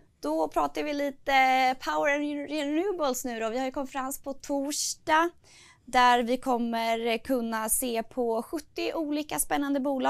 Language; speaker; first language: Swedish; native; Swedish